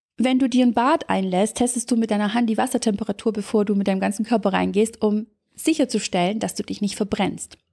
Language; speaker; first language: German; early bilingual, other home language; Serbian